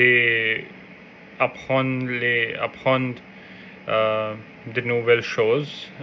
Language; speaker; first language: French; non-native, learner; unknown